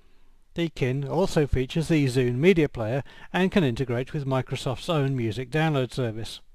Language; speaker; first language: English; native; English